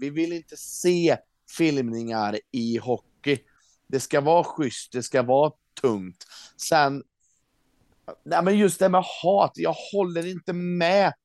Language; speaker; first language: Swedish; native; Swedish